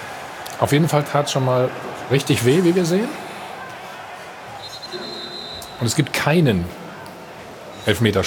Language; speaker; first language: German; native; German